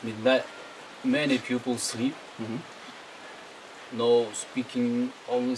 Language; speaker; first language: English; non-native, learner; Tajik